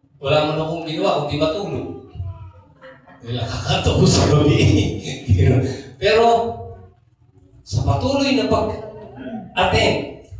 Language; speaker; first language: Filipino; native; Filipino